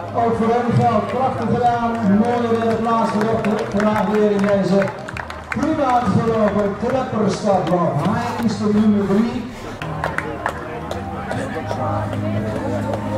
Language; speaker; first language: Dutch; native; Dutch